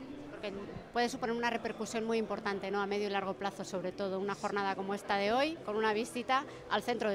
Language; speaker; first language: Spanish; native; Spanish